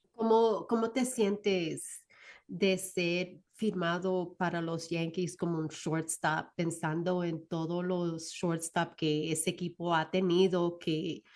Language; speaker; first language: Spanish; early bilingual, heritage; Spanish